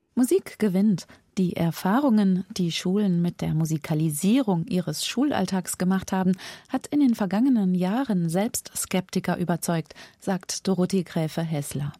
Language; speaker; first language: German; native; German